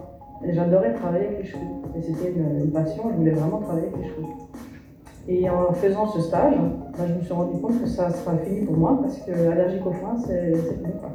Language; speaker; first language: French; native; French